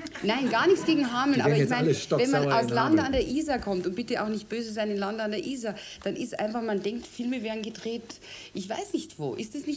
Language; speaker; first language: German; native; German